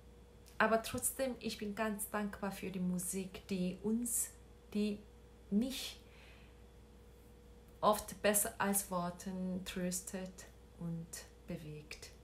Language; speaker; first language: German; non-native, learner; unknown